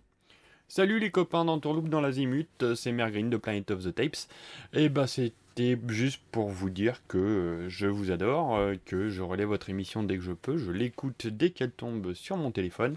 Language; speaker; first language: French; native; French